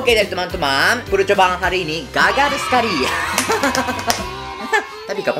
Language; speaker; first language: Indonesian; non-native, fluent; Japanese